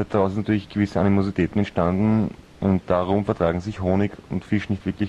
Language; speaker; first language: German; native; German